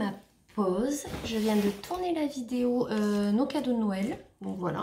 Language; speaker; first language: French; native; French